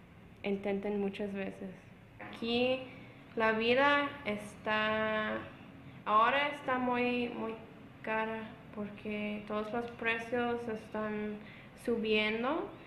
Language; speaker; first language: Spanish; non-native, fluent; English